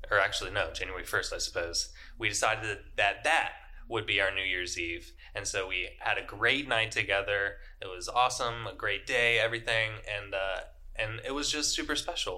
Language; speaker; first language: English; native; English